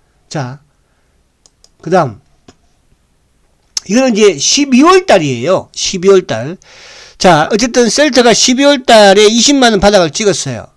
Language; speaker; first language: Korean; native; Korean